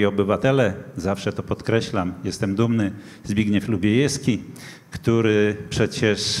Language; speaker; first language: Polish; native; Polish